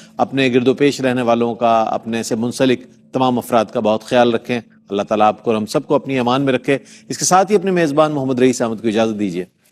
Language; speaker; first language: Urdu; native; Urdu